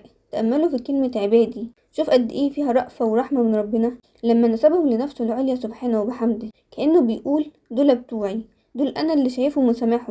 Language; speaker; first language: Arabic; native; Arabic